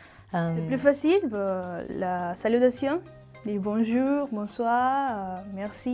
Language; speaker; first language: French; non-native, learner; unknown